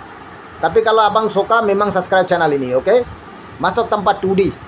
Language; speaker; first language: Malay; non-native, learner; Bangla